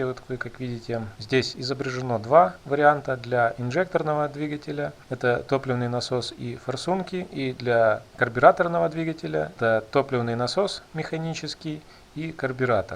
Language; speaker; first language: Russian; native; Russian